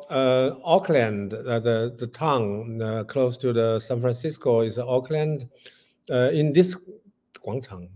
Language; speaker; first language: English; non-native, learner; Chinese